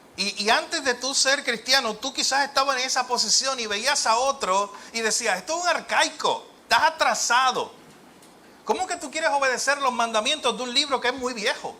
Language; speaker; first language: Spanish; native; Spanish